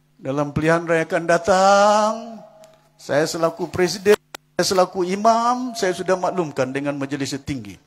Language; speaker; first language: Malay; non-native, local second language; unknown